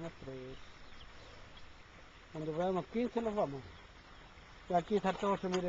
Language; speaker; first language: Spanish; native; Spanish